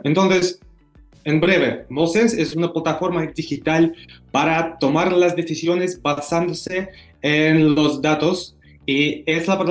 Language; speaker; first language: Spanish; non-native, learner; Russian